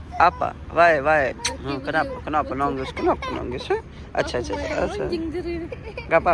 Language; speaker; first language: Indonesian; non-native, learner; Urdu